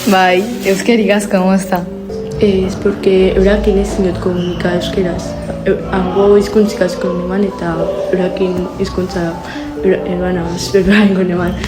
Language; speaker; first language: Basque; early bilingual, other home language; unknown